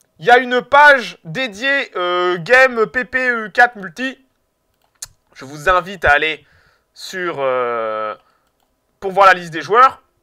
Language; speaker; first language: French; native; French